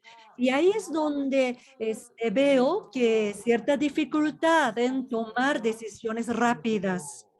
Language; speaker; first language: Spanish; non-native, fluent; Japanese